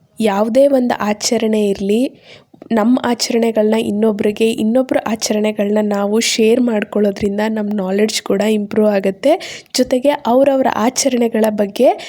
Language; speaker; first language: Kannada; native; Kannada